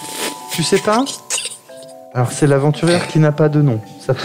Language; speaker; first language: French; native; French